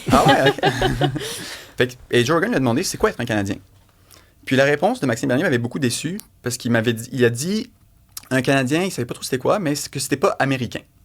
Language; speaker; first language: French; native; French